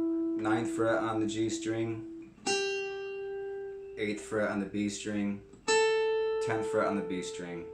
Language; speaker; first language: English; native; English